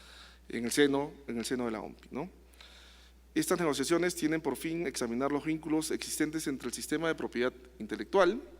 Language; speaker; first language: Spanish; native; Spanish